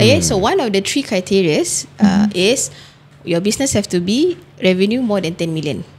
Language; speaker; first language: English; non-native, local second language; Malay